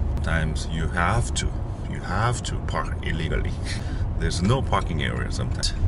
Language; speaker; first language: English; non-native, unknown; Korean